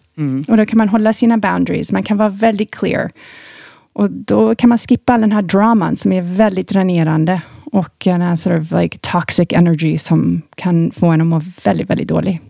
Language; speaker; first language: Swedish; early bilingual, heritage; Swedish